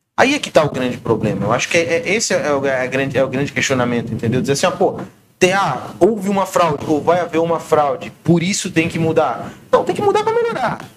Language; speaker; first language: Portuguese; native; Portuguese